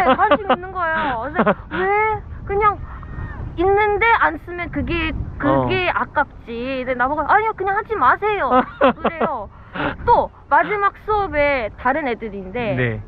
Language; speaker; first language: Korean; non-native, fluent; Filipino